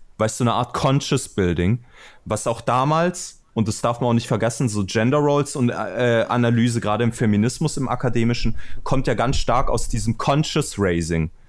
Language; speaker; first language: German; early bilingual, other home language; Albanian